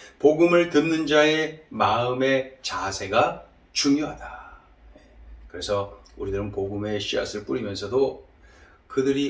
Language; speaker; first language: Korean; native; Korean